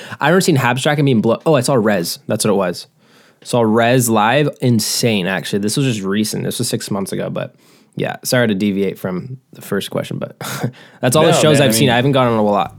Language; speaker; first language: English; native; English